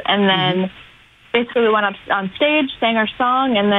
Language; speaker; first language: English; native; English